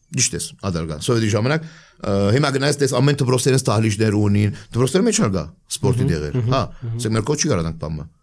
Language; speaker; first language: Armenian; early bilingual, heritage; Armenian